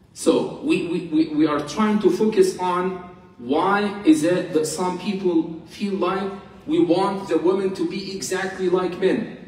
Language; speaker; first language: English; non-native, fluent; Arabic